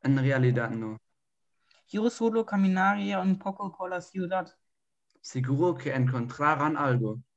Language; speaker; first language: Spanish; non-native, learner; German